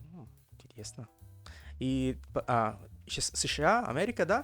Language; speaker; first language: Russian; non-native, learner; Portuguese